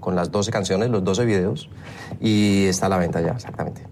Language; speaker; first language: Spanish; native; Spanish